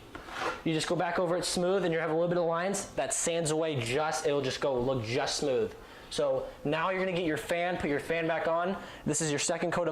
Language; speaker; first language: English; native; English